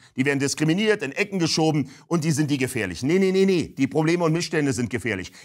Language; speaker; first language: German; native; German